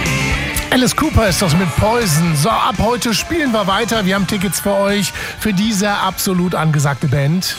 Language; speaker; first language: German; native; German